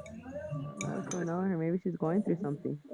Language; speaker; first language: English; native; English